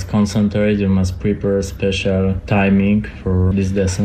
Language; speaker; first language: English; non-native, learner; Polish